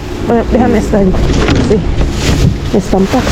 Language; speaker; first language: Spanish; non-native, learner; Filipino